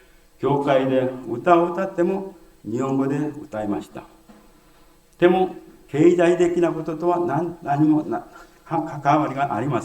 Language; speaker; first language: Japanese; non-native, fluent; Korean